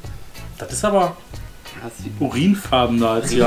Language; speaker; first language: German; native; German